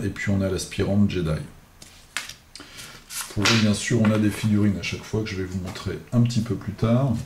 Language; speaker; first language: French; native; French